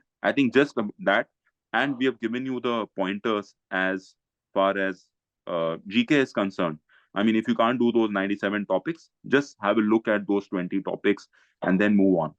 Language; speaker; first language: English; non-native, local second language; Hindi